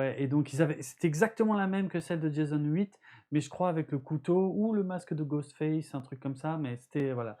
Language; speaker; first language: French; native; French